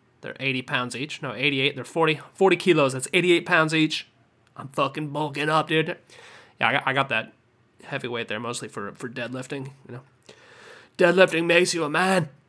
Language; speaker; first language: English; native; English